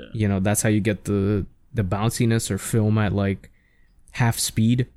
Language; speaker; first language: English; native; English